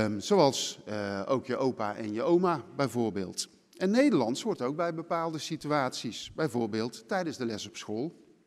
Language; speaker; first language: Dutch; native; Dutch